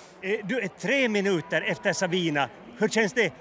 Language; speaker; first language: Swedish; native; Swedish